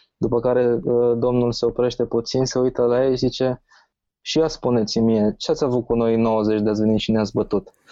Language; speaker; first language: Romanian; native; Romanian